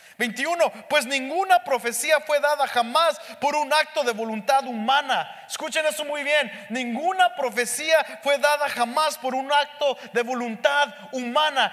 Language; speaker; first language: Spanish; early bilingual, heritage; Spanish